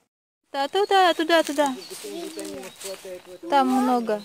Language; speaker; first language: Russian; non-native, learner; Filipino